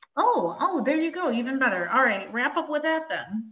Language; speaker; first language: English; native; English